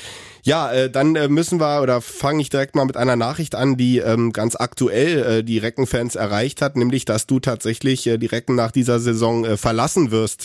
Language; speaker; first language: German; native; German